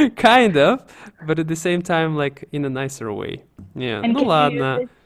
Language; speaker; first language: English; non-native, fluent; Russian